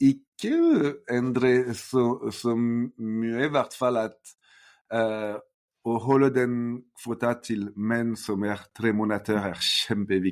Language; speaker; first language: Norwegian; non-native, fluent; French